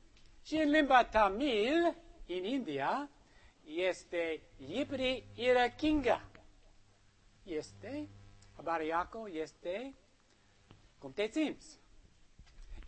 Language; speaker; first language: Romanian; non-native, learner; English